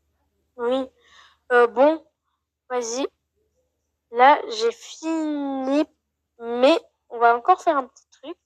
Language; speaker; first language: French; native; French